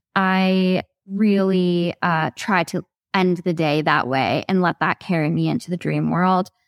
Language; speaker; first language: English; native; English